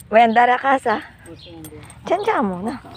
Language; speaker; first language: Italian; non-native, learner; Filipino